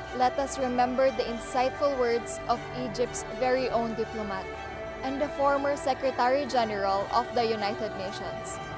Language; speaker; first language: English; non-native, local second language; Pampanga